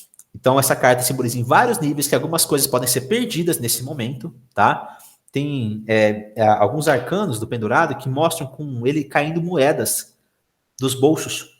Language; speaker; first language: Portuguese; native; Portuguese